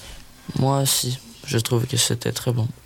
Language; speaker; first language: French; non-native, learner; Swedish